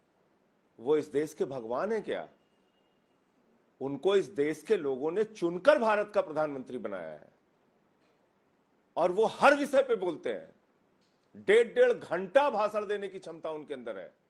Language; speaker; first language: Hindi; native; Hindi